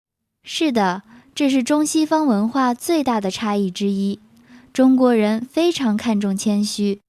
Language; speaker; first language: Chinese; native; Chinese